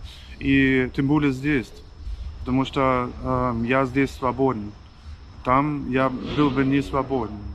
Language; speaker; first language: Russian; non-native, fluent; German